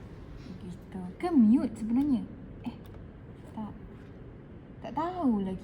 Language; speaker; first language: Malay; native; Malay